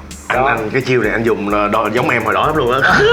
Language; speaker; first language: Vietnamese; native; Vietnamese